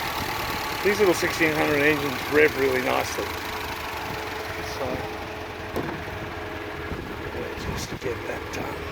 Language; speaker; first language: English; native; English